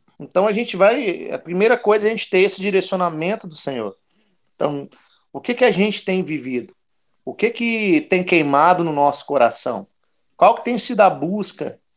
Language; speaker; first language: Portuguese; native; Portuguese